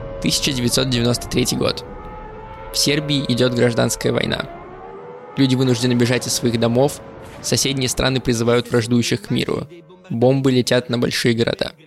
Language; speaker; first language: Russian; native; Russian